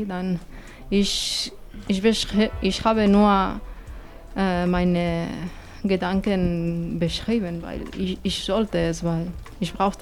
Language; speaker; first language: German; non-native, fluent; Spanish